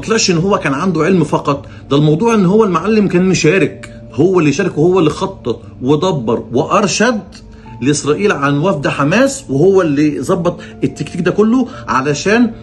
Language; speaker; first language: Arabic; native; Arabic